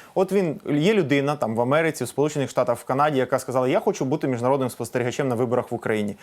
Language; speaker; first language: Ukrainian; native; Ukrainian